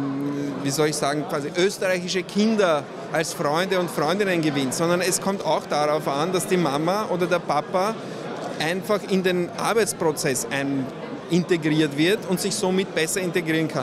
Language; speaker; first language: German; early bilingual, other home language; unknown